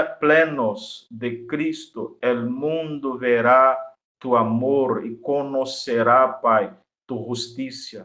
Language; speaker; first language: Spanish; non-native, fluent; Portuguese